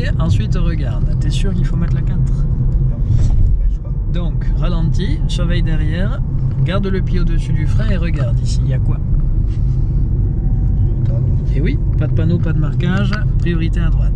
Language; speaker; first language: French; native; French